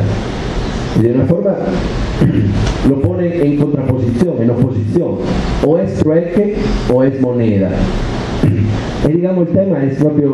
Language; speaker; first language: Spanish; non-native, fluent; Italian